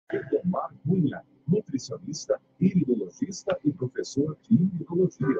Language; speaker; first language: Portuguese; native; Portuguese